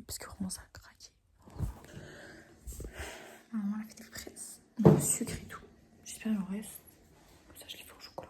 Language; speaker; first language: French; native; French